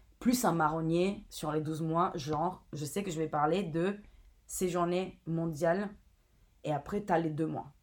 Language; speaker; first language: French; non-native, fluent; Italian